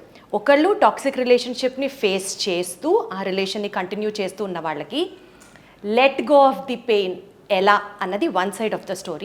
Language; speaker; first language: Telugu; native; Telugu